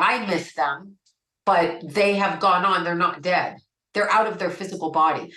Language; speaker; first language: English; native; English